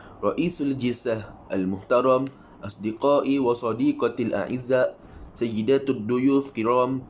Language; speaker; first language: Arabic; non-native, learner; Malay